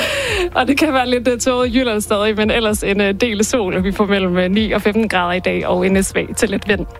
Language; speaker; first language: Danish; native; Danish